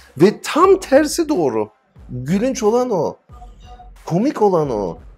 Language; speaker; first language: Turkish; early bilingual, heritage; Turkish